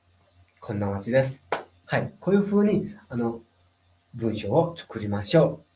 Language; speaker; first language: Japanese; non-native, fluent; Nepali